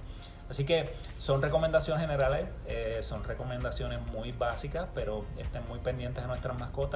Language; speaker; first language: Spanish; native; Spanish